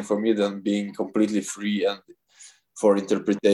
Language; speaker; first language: English; non-native, fluent; Russian